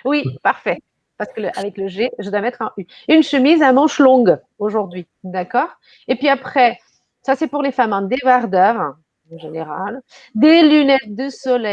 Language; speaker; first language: French; non-native, fluent; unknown